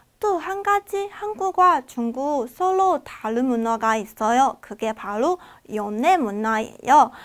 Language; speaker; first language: Korean; non-native, fluent; Chinese